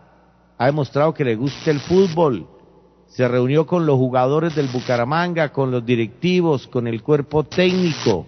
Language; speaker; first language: Spanish; native; Spanish